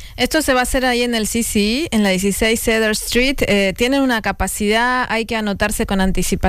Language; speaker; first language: Spanish; native; Spanish